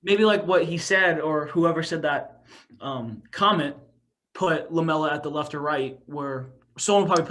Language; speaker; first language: English; native; English